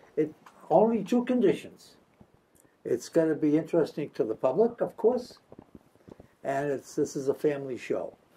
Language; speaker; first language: English; native; English